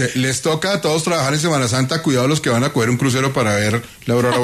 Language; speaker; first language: Spanish; native; Spanish